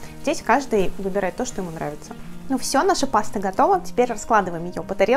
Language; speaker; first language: Russian; native; Russian